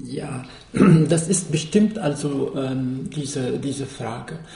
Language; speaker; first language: German; non-native, fluent; Arabic